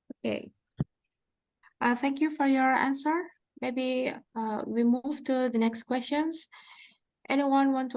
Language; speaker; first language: English; non-native, fluent; Indonesian